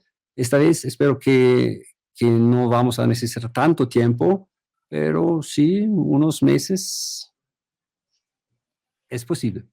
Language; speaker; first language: Spanish; non-native, fluent; German